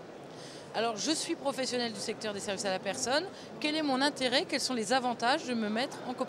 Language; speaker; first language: French; native; French